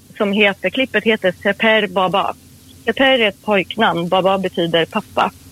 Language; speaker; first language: Swedish; early bilingual, other home language; Persian